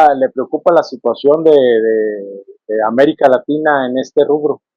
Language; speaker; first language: Spanish; native; Spanish